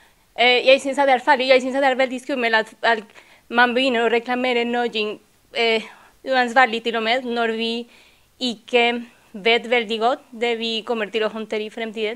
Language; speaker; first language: Norwegian; non-native, fluent; Spanish